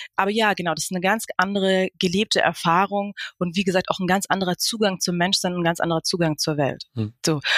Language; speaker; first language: German; native; German